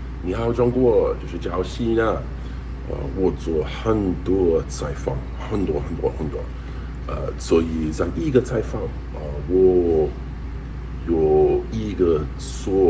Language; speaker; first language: Chinese; non-native, learner; English